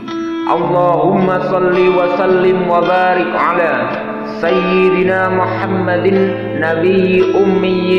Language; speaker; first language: Indonesian; native; Indonesian